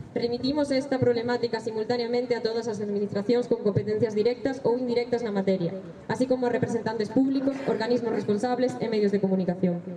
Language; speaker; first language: Galician; native; Galician